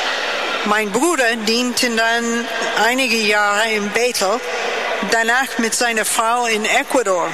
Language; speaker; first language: German; non-native, fluent; English